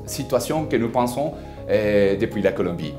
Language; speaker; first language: French; non-native, fluent; Spanish